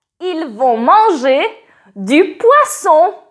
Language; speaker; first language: French; non-native, fluent; Polish